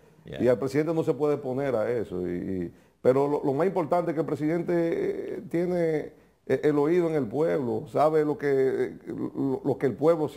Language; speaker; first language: Spanish; native; Spanish